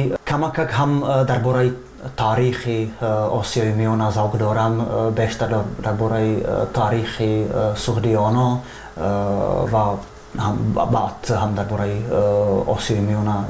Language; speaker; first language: Persian; non-native, fluent; Czech